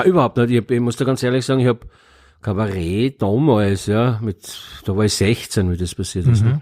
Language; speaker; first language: German; native; German